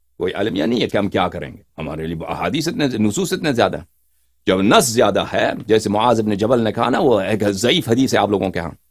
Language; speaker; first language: Urdu; native; Urdu